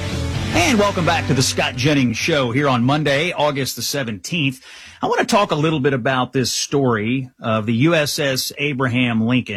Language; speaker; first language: English; native; English